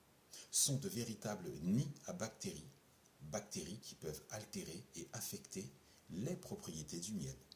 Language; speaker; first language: French; native; French